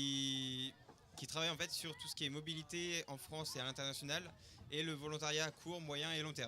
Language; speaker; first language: French; native; French